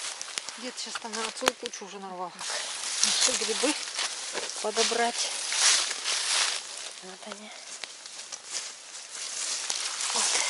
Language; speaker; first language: Russian; native; Russian